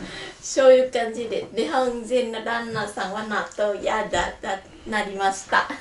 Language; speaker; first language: Japanese; non-native, learner; Vietnamese